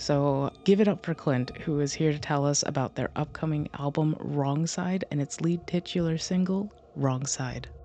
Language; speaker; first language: English; native; English